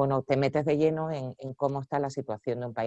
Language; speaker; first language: Spanish; native; Spanish